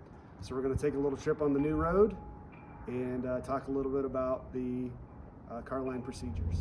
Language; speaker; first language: English; native; English